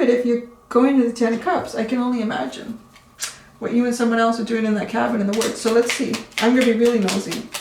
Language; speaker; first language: English; native; English